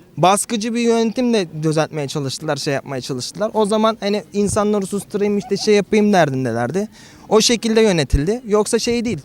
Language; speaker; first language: Turkish; early bilingual, other home language; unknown